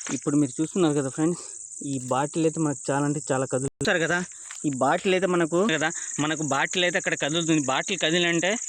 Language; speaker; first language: Telugu; non-native, local second language; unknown